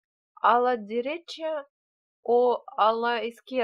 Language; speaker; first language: Spanish; non-native, learner; Russian